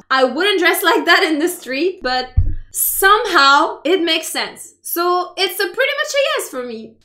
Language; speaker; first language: English; non-native, fluent; French